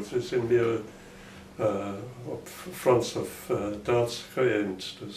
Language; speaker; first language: Dutch; non-native, fluent; English